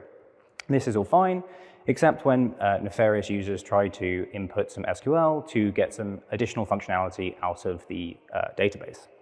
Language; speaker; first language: English; native; English